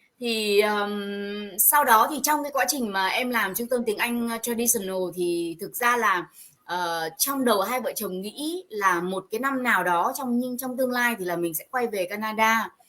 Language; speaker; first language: Vietnamese; native; Vietnamese